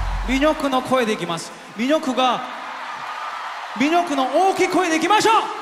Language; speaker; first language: Japanese; non-native, fluent; Korean